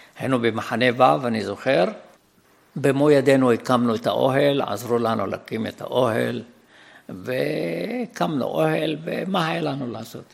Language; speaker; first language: Hebrew; non-native, fluent; Arabic